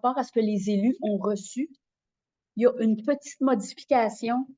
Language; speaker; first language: French; native; French